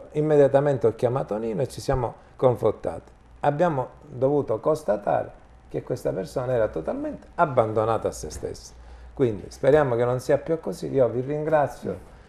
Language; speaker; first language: Italian; native; Italian